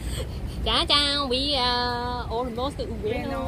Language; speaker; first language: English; non-native, learner; Japanese